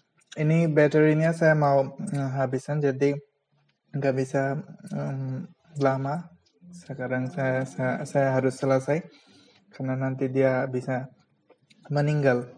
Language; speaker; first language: Indonesian; non-native, fluent; Bangla